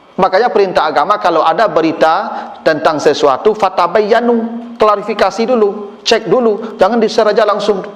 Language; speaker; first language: Malay; non-native, local second language; Minangkabau